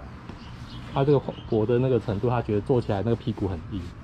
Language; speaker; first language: Chinese; native; Chinese